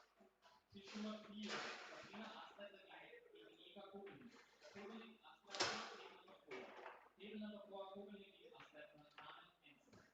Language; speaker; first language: German; native; German